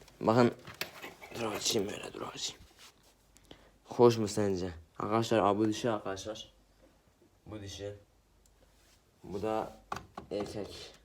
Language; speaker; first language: Turkish; native; Turkish